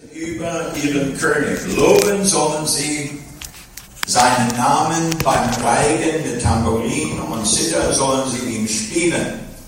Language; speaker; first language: German; non-native, fluent; English